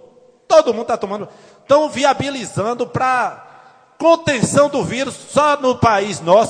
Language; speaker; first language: Portuguese; native; Portuguese